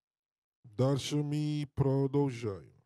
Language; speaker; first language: Russian; non-native, learner; English